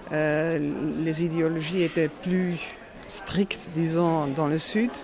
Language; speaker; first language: French; non-native, fluent; Dutch